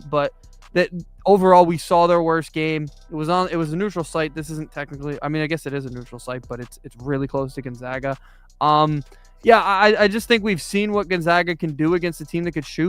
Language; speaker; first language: English; native; English